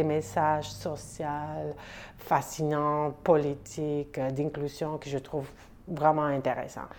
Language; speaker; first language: French; non-native, fluent; Spanish